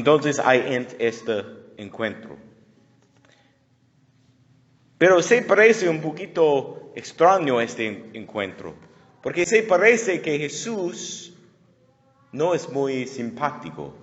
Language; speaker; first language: Spanish; non-native, learner; English